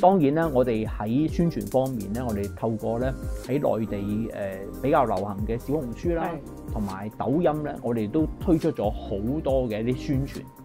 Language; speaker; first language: Cantonese; native; Cantonese